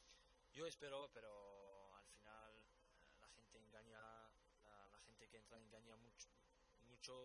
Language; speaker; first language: Spanish; non-native, fluent; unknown